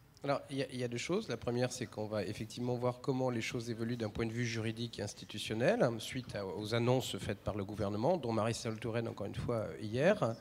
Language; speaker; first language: French; native; French